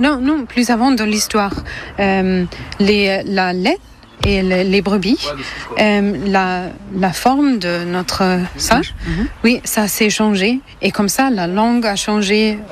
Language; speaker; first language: French; non-native, fluent; German